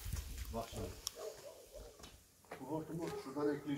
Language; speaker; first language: Turkish; native; Turkish